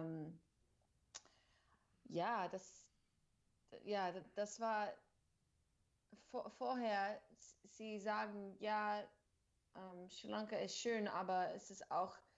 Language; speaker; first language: German; non-native, learner; English